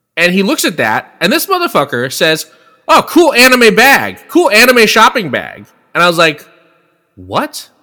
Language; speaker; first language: English; native; English